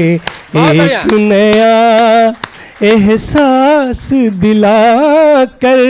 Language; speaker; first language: Hindi; native; Hindi